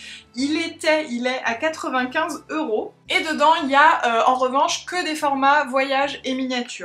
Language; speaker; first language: French; native; French